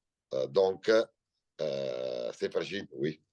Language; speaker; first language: French; non-native, learner; Italian